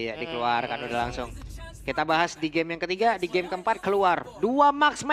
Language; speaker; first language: Indonesian; native; Indonesian